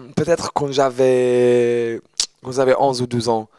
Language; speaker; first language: French; non-native, fluent; English